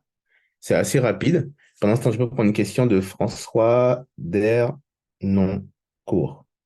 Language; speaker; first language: French; native; French